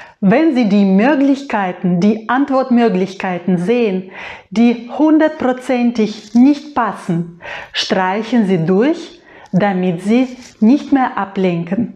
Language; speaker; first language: German; non-native, fluent; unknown